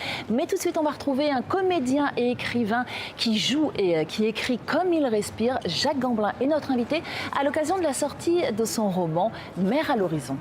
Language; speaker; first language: French; native; French